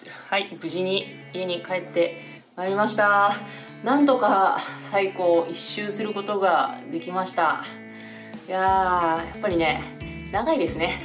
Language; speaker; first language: Japanese; native; Japanese